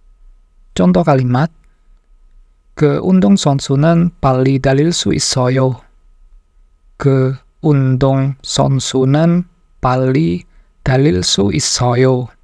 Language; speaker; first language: Korean; non-native, fluent; Indonesian